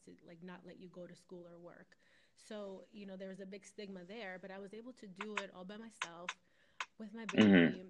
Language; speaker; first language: English; native; English